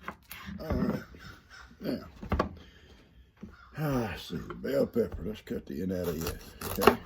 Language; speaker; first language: English; native; English